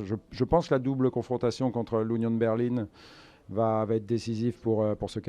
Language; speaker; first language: French; native; French